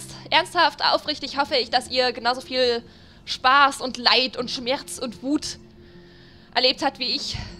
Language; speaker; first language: German; native; German